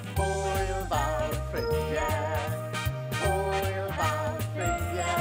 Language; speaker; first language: Welsh; native; Welsh